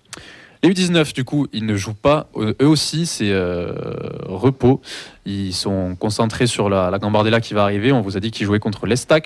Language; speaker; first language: French; native; French